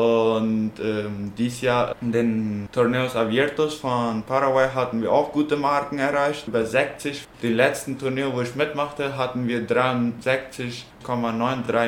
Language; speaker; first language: German; non-native, local second language; Plautdietsch